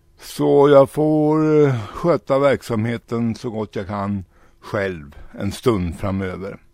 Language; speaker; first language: Swedish; native; Swedish